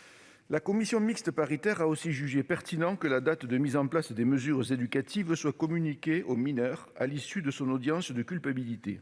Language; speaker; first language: French; native; French